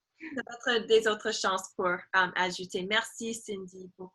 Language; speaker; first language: French; non-native, learner; English